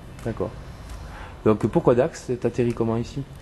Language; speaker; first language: French; native; French